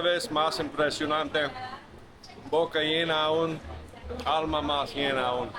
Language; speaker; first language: Spanish; non-native, learner; English